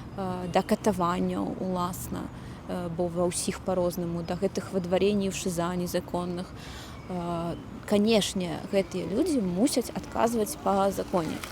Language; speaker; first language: Belarusian; native; Belarusian